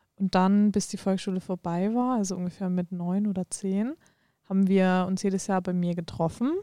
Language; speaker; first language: German; native; German